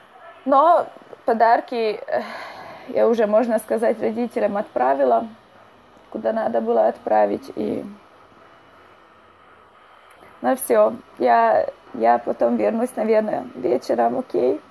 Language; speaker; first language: Russian; non-native, fluent; Hungarian